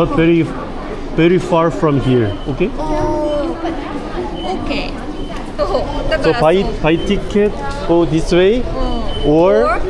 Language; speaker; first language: English; non-native, learner; Korean